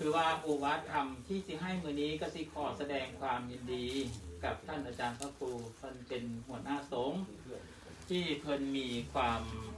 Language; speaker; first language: Thai; native; Thai